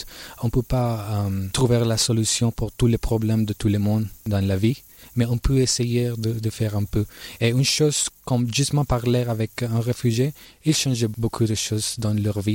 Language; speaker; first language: French; non-native, learner; Spanish